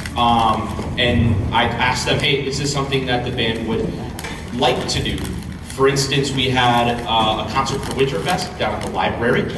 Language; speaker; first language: English; native; English